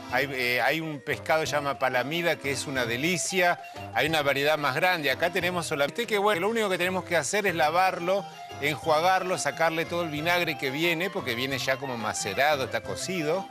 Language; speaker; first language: Spanish; native; Spanish